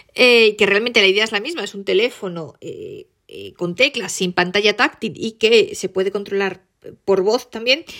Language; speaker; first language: Spanish; native; Spanish